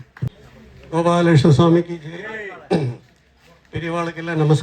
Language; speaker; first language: Malayalam; non-native, local second language; Tamil